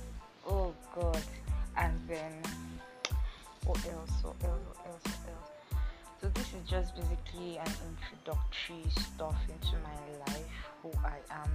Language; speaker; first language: English; non-native, local second language; Ibibio